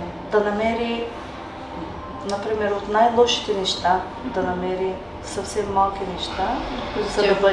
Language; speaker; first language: Bulgarian; non-native, local second language; Turkish